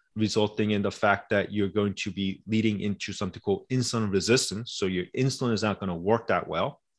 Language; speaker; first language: English; early bilingual, other home language; Korean